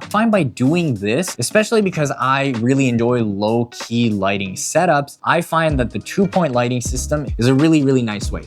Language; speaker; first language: English; native; English